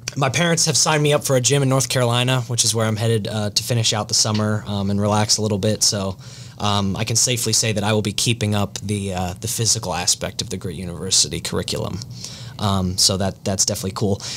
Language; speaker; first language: English; native; English